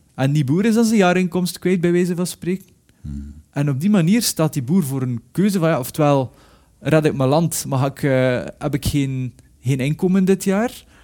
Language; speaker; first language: Dutch; native; Dutch